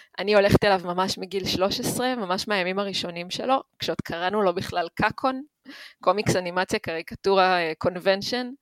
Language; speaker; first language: Hebrew; native; Hebrew